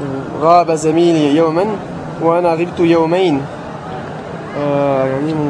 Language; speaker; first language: Arabic; non-native, learner; French